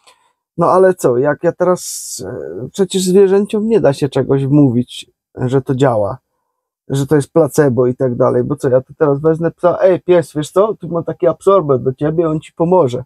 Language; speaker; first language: Polish; native; Polish